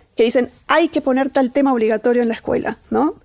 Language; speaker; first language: Spanish; native; Spanish